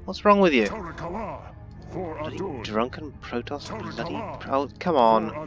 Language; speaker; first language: English; native; English